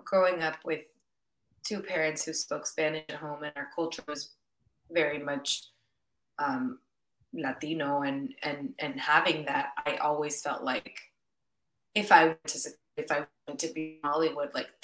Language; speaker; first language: English; early bilingual, other home language; Spanish